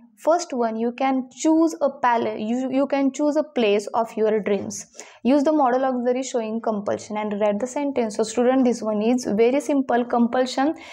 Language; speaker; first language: English; non-native, local second language; Marathi